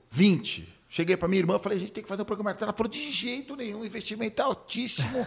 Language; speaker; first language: Portuguese; early bilingual, other home language; Hebrew